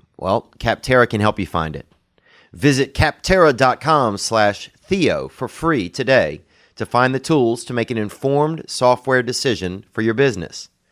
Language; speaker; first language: English; native; English